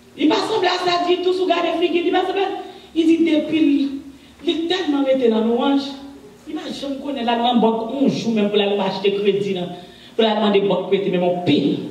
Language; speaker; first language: French; non-native, local second language; Haitian Creole